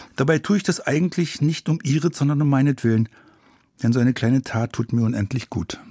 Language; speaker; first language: German; native; German